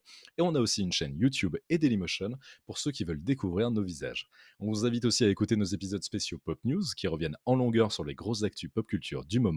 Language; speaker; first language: French; native; French